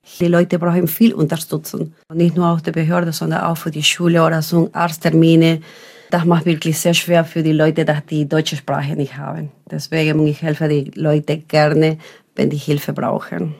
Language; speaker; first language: German; non-native, learner; Spanish